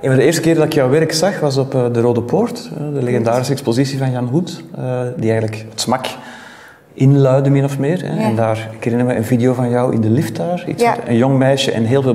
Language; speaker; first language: Dutch; native; Dutch